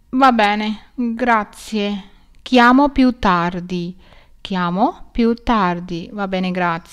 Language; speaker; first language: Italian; non-native, learner; Sinhala